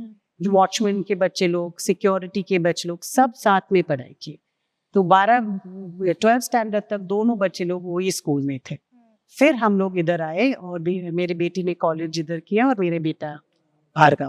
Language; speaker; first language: Hindi; non-native, local second language; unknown